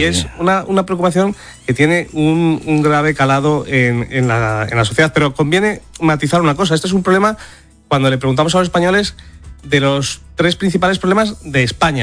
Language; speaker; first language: Spanish; native; Spanish